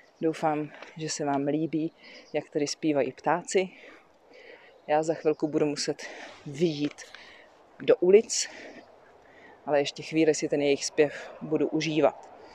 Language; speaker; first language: Czech; native; Czech